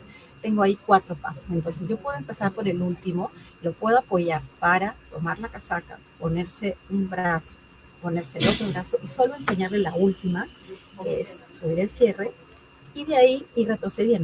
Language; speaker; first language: Spanish; native; Spanish